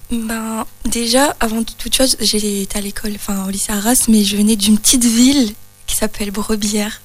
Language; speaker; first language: French; native; French